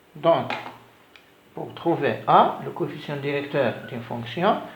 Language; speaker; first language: French; non-native, local second language; Arabic